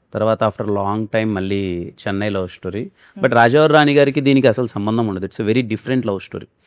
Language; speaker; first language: Telugu; native; Telugu